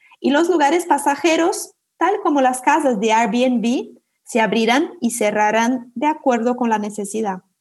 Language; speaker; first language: Spanish; non-native, fluent; Portuguese